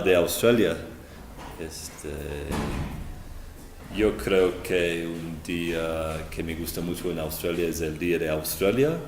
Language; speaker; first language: Spanish; non-native, fluent; English